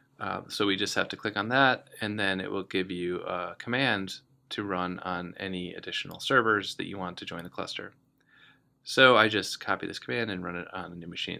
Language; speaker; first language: English; native; English